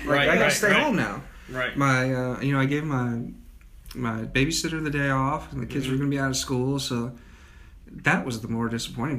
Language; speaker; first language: English; native; English